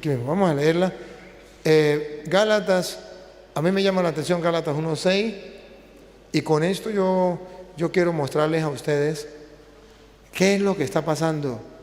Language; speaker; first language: Spanish; native; Spanish